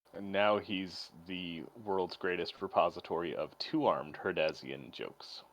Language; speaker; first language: English; native; English